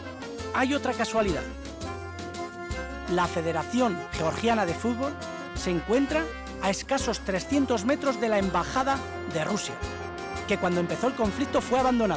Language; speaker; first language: Spanish; native; Spanish